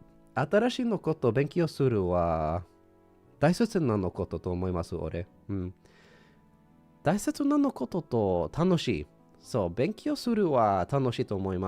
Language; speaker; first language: Japanese; non-native, learner; English